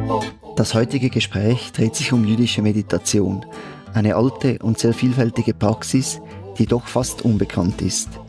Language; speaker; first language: German; native; German